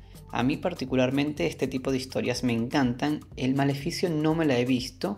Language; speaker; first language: Spanish; native; Spanish